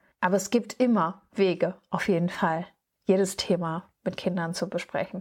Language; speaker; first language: German; native; German